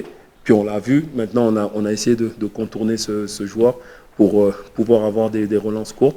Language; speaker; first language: French; native; French